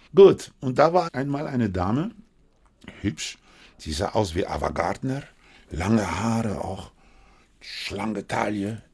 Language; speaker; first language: German; non-native, fluent; Spanish